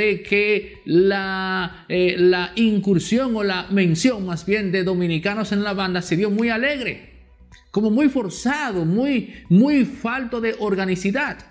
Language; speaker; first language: Spanish; native; Spanish